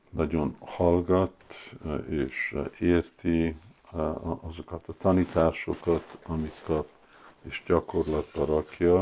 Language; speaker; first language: Hungarian; early bilingual, heritage; Hungarian